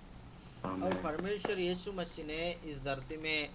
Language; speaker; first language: Hindi; non-native, local second language; Telugu